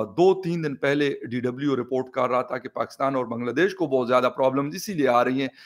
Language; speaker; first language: Urdu; non-native, local second language; Pashto